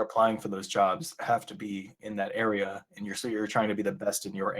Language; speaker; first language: English; native; English